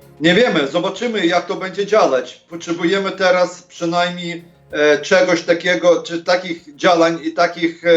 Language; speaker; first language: Polish; non-native, fluent; Ukrainian